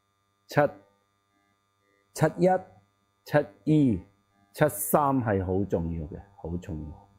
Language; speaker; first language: Cantonese; non-native, learner; Tibetan